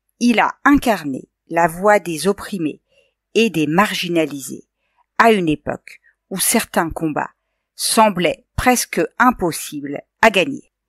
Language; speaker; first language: French; native; French